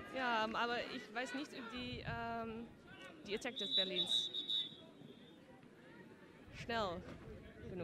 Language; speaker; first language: German; non-native, learner; Dutch